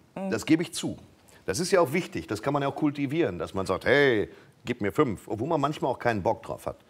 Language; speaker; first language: German; native; German